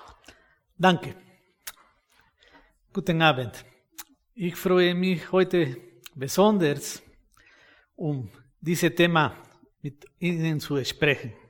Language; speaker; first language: German; non-native, fluent; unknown